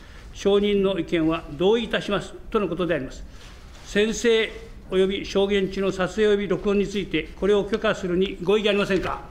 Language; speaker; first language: Japanese; native; Japanese